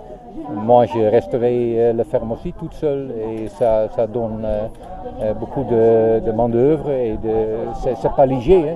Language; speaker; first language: French; non-native, learner; Dutch